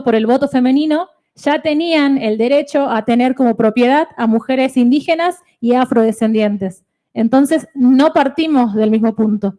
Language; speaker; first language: Spanish; native; Spanish